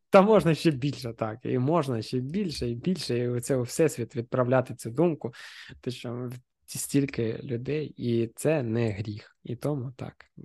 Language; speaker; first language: Ukrainian; non-native, local second language; Russian